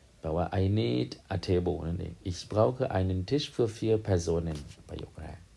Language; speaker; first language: German; non-native, learner; Thai